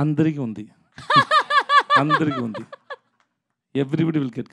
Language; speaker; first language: Telugu; non-native, learner; Tamil